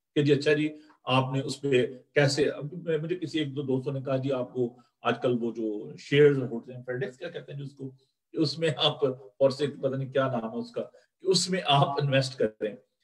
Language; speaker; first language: Urdu; non-native, local second language; Punjabi